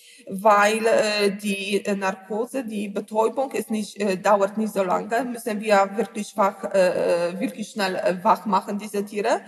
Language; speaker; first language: German; non-native, learner; Polish